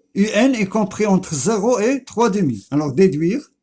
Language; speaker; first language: French; non-native, local second language; Arabic